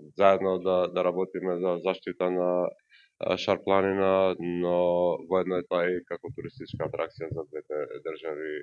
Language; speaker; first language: Macedonian; non-native, local second language; Albanian